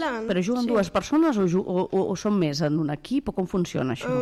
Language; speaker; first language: Catalan; native; Catalan